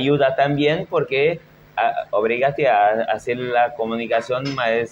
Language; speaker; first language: Spanish; non-native, fluent; Portuguese